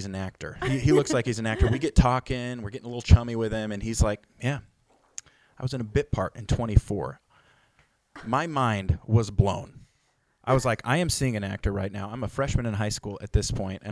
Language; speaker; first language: English; native; English